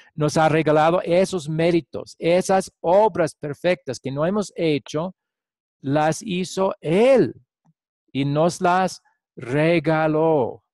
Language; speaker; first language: Spanish; non-native, fluent; English